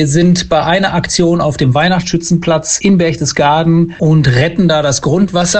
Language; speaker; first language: German; native; German